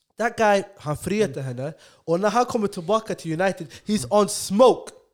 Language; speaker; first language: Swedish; early bilingual, other home language; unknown